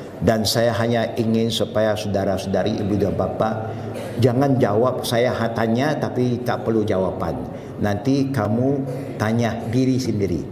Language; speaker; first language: Malay; non-native, local second language; Chinese